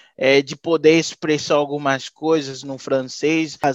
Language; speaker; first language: Portuguese; non-native, fluent; Haitian Creole